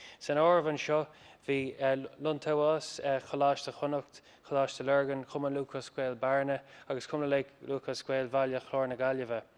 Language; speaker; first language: Irish; non-native, local second language; English